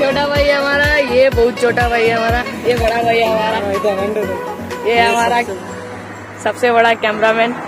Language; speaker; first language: Hindi; non-native, local second language; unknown